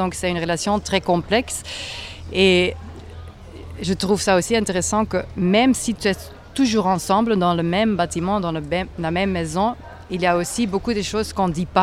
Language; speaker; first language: French; non-native, local second language; Dutch